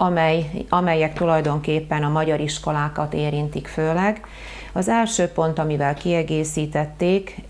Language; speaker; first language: Hungarian; native; Hungarian